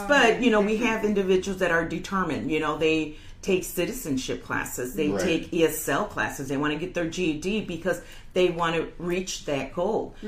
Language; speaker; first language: English; early bilingual, other home language; Spanish